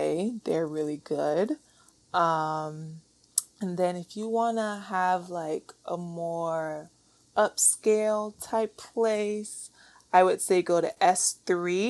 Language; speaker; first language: English; native; English